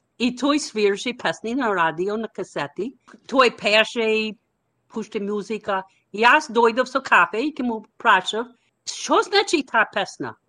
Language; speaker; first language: Macedonian; non-native, learner; English